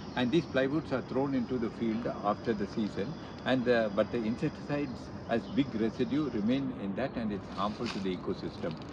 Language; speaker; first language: English; non-native, local second language; Kannada